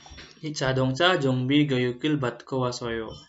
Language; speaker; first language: Korean; non-native, fluent; Indonesian